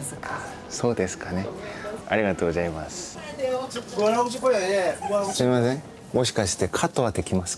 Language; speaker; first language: Japanese; non-native, learner; Korean